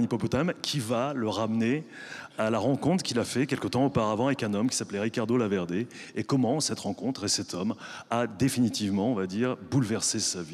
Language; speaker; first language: French; native; French